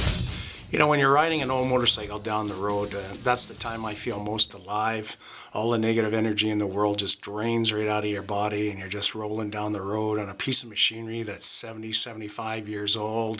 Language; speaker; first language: English; native; English